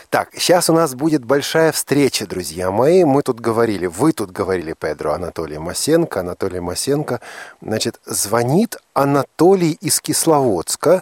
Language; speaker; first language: Russian; native; Russian